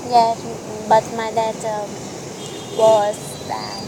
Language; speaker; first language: English; non-native, learner; Vietnamese